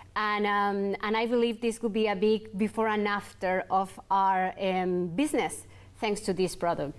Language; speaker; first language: English; non-native, fluent; Spanish